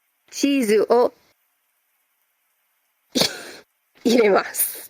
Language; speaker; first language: Japanese; non-native, learner; English